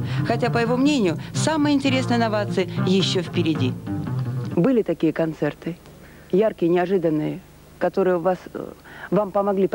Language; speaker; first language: Russian; native; Russian